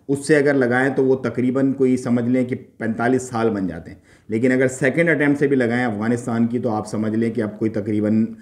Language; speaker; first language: Urdu; native; Urdu